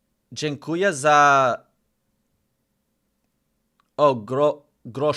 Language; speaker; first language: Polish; non-native, learner; English